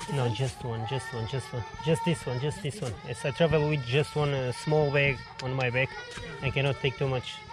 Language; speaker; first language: English; non-native, learner; Portuguese